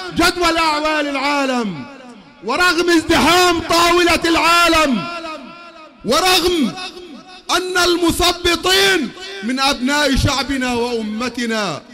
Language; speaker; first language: Arabic; native; Arabic